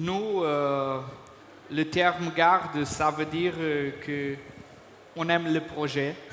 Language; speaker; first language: French; non-native, fluent; Portuguese